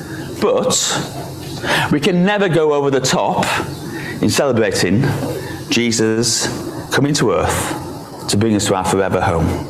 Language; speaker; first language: English; native; English